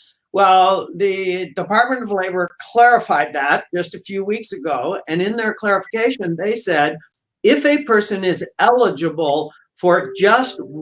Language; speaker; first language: English; native; English